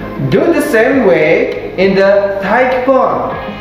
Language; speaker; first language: English; non-native, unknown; Indonesian